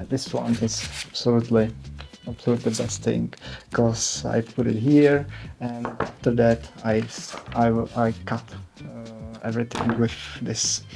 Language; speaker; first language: English; non-native, learner; Czech